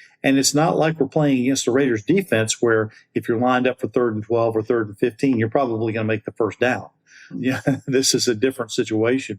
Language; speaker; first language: English; native; English